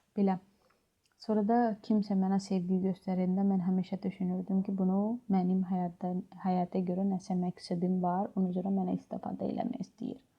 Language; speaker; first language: Azerbaijani; non-native, fluent; Urdu